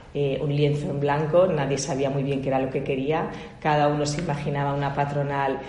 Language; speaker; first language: Spanish; native; Spanish